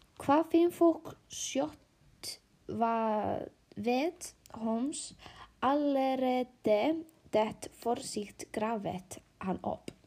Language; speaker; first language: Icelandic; non-native, learner; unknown